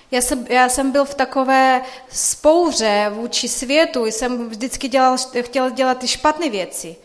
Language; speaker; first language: Czech; non-native, fluent; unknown